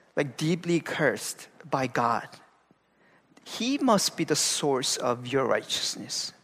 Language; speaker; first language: English; non-native, fluent; Korean